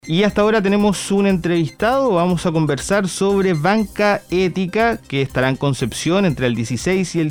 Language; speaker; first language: Spanish; native; Spanish